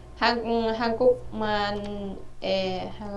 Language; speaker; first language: Korean; non-native, learner; Vietnamese